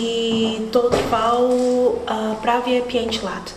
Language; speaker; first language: Polish; non-native, learner; Portuguese